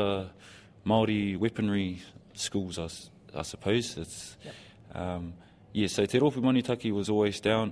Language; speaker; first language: English; native; English